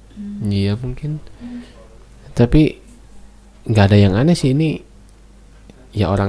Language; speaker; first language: Indonesian; native; Indonesian